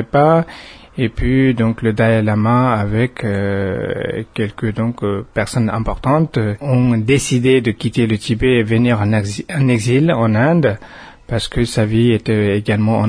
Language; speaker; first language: French; non-native, fluent; Tibetan